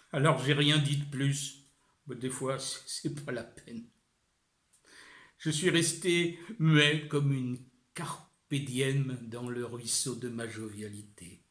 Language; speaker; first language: French; native; French